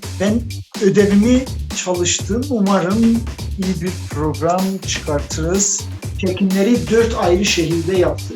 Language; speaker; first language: Turkish; non-native, local second language; Kurdish